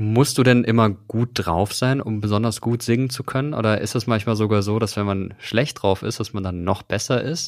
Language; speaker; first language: German; native; German